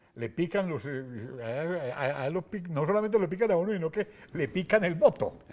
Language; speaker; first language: Spanish; native; Spanish